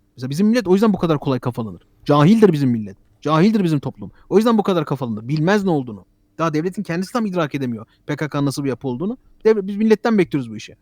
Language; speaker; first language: Turkish; early bilingual, heritage; Turkish